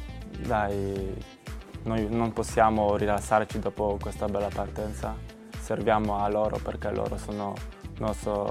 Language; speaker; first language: Italian; non-native, learner; Polish